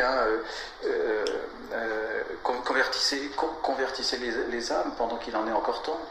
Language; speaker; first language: French; native; French